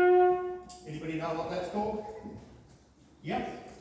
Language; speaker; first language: English; native; English